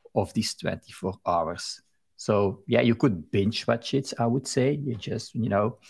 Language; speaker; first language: English; non-native, fluent; Dutch